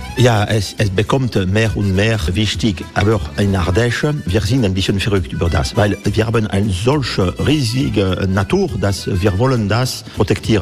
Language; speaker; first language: German; non-native, learner; French